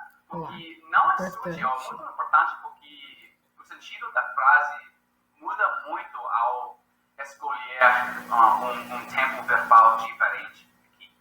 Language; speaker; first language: Portuguese; non-native, fluent; English